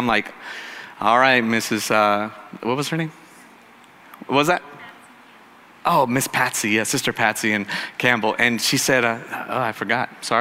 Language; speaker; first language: English; native; English